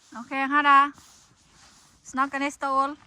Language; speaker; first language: Norwegian; non-native, learner; Thai